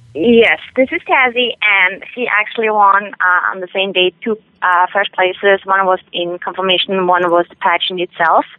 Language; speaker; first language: English; non-native, fluent; Swiss German